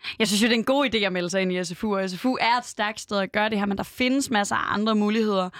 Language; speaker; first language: Danish; native; Danish